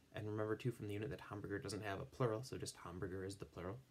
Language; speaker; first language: English; native; English